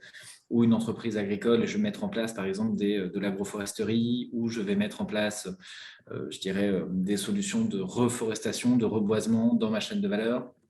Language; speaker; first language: French; native; French